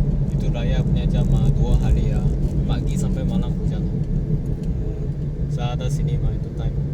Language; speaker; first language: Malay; non-native, local second language; Chinese